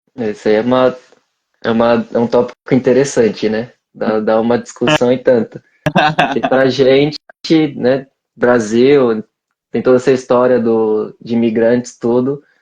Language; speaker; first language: Portuguese; native; Portuguese